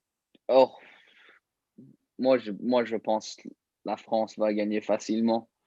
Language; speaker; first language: French; early bilingual, heritage; English